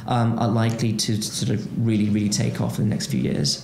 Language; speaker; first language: English; non-native, fluent; Portuguese